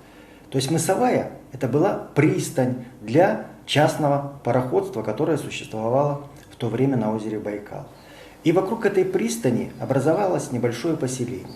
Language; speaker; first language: Russian; native; Russian